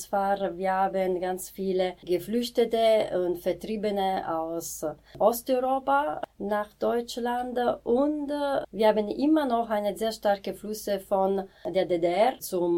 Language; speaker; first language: German; non-native, fluent; Italian